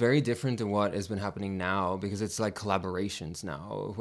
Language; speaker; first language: English; native; English